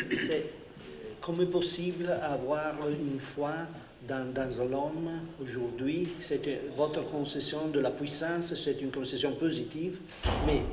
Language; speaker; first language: French; non-native, fluent; Italian